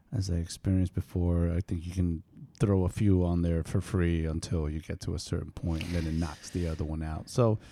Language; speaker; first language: English; native; English